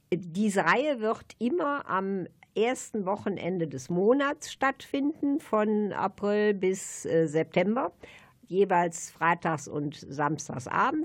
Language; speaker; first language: German; native; German